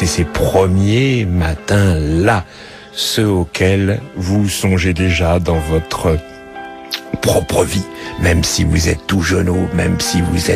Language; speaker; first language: French; native; French